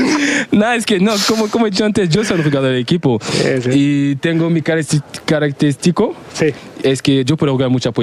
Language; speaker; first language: Spanish; non-native, fluent; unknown